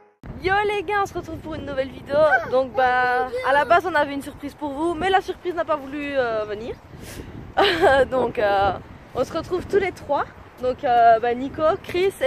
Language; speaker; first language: French; native; French